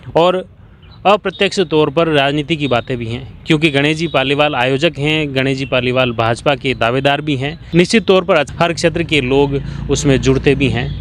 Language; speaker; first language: Hindi; native; Hindi